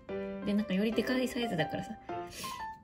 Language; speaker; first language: Japanese; native; Japanese